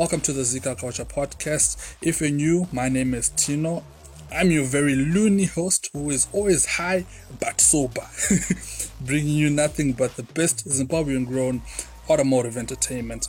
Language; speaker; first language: English; non-native, local second language; Shona